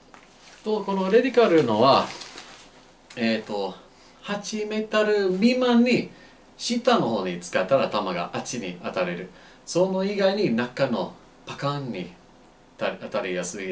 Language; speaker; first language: Japanese; non-native, fluent; English